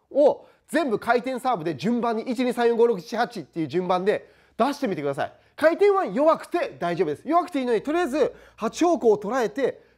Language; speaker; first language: Japanese; native; Japanese